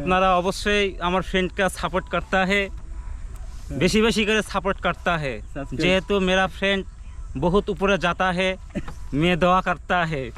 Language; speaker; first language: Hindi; non-native, learner; Bangla